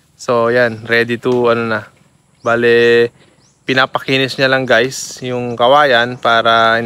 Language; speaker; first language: Filipino; non-native, local second language; Iloko